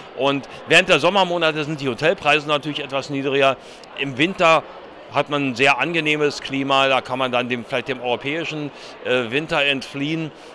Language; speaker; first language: German; native; German